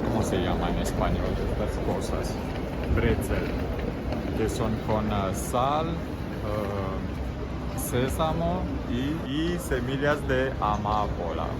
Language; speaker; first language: Spanish; non-native, fluent; German